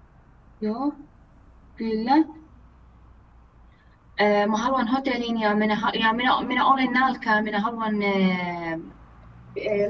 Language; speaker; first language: Finnish; non-native, learner; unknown